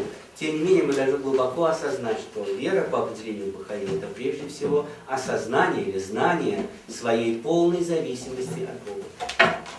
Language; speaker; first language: Russian; native; Russian